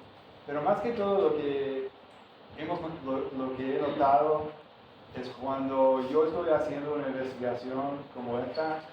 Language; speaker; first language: Spanish; non-native, fluent; English